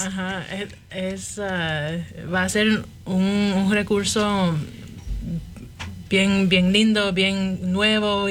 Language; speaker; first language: Spanish; early bilingual, heritage; Spanish